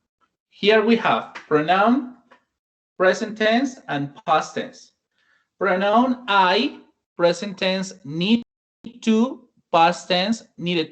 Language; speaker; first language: English; non-native, fluent; Spanish